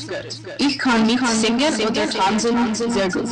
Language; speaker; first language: German; non-native, learner; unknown